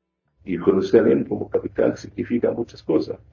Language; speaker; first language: Spanish; non-native, fluent; Arabic